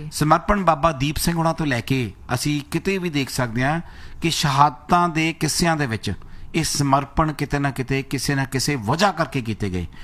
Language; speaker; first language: Punjabi; native; Punjabi